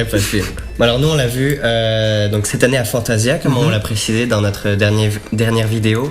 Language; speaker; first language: French; native; French